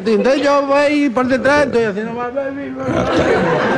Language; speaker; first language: Spanish; native; Spanish